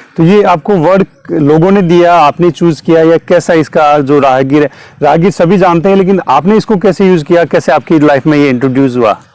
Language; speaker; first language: Hindi; native; Hindi